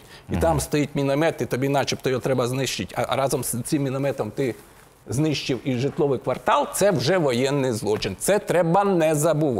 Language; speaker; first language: Ukrainian; native; Ukrainian